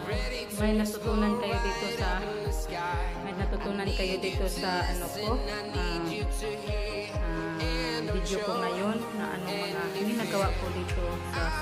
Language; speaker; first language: Filipino; non-native, local second language; Cebuano